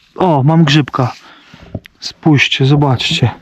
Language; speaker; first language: Polish; native; Polish